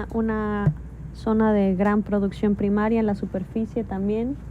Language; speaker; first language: Spanish; native; Spanish